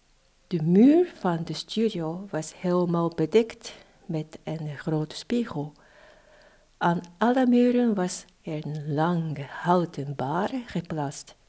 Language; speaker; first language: Dutch; non-native, fluent; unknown